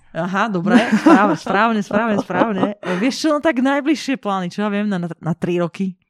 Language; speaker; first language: Slovak; non-native, local second language; Hungarian